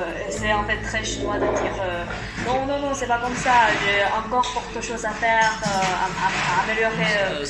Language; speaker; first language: French; non-native, fluent; Chinese